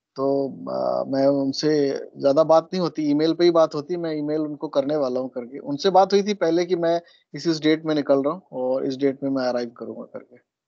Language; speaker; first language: Hindi; native; Hindi